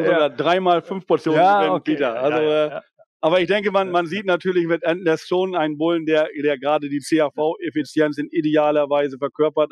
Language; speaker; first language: German; native; German